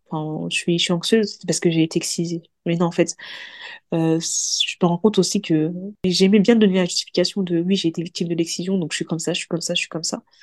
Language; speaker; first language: French; early bilingual, other home language; Mandingo